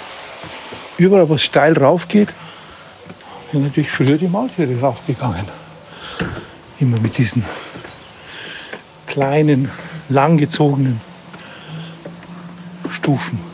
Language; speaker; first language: German; native; German